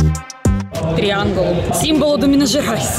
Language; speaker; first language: Portuguese; non-native, fluent; Russian